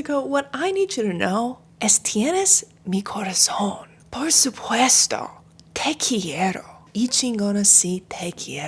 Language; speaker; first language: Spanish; non-native, learner; English